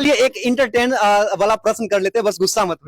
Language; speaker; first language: Hindi; native; Hindi